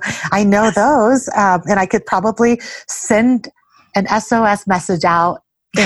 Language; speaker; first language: English; early bilingual, other home language; Chinese